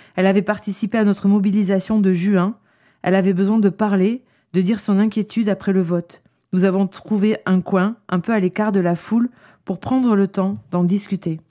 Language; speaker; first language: French; native; French